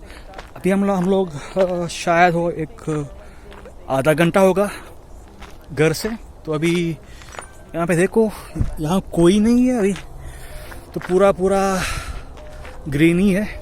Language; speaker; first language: Hindi; non-native, local second language; Tamil